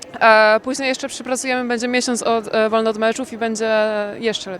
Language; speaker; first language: Polish; non-native, fluent; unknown